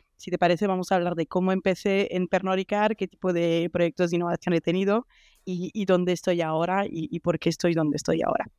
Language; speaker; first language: Spanish; non-native, fluent; French